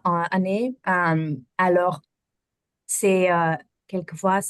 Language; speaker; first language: French; non-native, learner; German